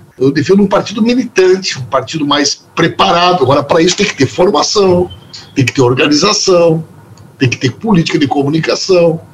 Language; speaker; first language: Portuguese; native; Portuguese